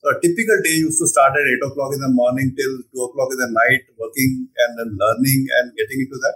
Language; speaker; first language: English; non-native, local second language; Punjabi